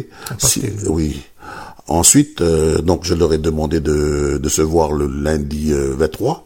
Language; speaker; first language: French; native; French